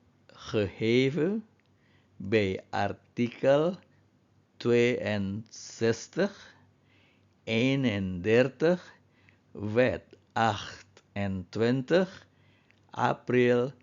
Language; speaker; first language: Dutch; non-native, fluent; Indonesian